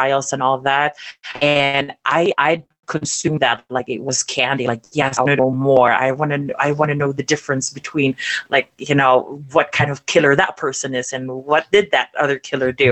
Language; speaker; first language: English; non-native, local second language; German